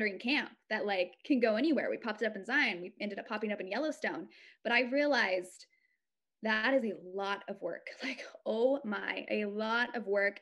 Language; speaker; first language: English; native; English